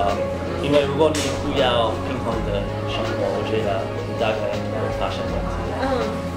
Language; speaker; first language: Chinese; non-native, learner; English